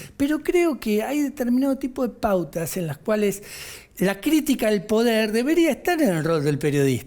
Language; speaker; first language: Spanish; native; Spanish